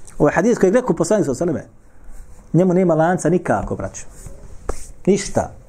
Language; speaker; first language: Bosnian; native; Bosnian